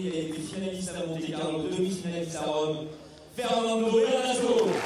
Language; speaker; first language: French; native; French